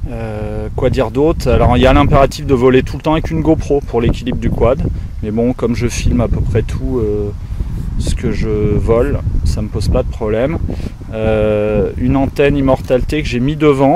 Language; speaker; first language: French; native; French